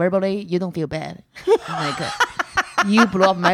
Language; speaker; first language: English; non-native, fluent; Chinese